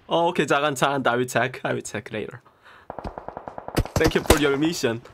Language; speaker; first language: English; non-native, learner; Korean